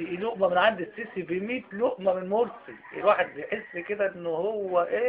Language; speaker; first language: Arabic; native; Arabic